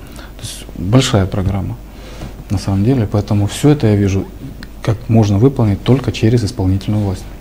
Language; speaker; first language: Russian; native; Russian